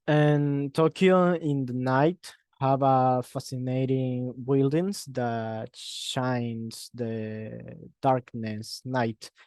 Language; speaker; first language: English; non-native, learner; Spanish